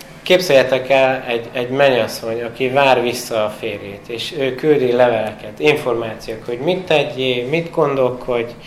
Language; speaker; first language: Hungarian; non-native, fluent; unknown